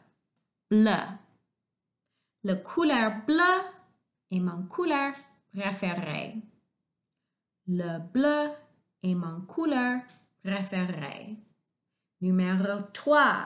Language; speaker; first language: French; non-native, fluent; English